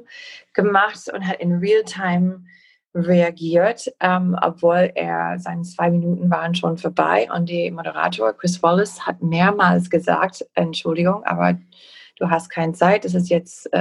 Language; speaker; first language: German; non-native, fluent; English